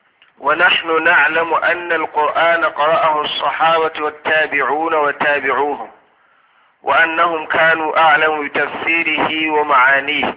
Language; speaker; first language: Arabic; non-native, fluent; Hausa